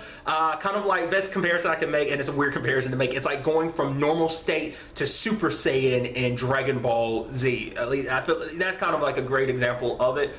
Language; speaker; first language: English; native; English